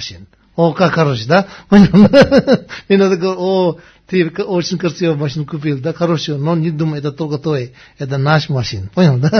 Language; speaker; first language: Russian; non-native, learner; Tibetan